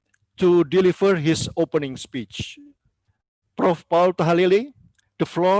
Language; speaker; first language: English; non-native, learner; Indonesian